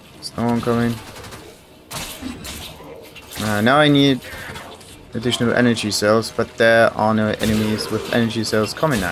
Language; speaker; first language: English; non-native, fluent; German